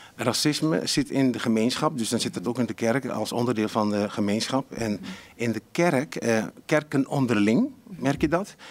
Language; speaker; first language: Dutch; non-native, local second language; Papiamento